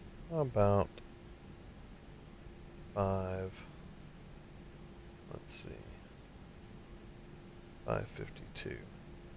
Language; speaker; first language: English; native; English